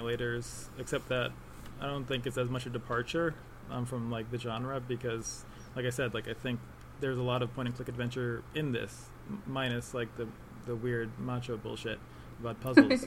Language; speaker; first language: English; native; English